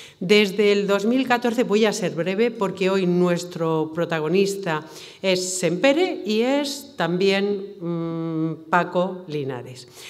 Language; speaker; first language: Spanish; native; Spanish